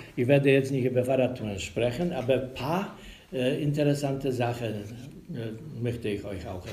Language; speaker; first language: German; non-native, learner; Polish